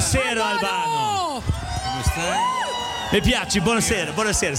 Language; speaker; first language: Italian; non-native, learner; German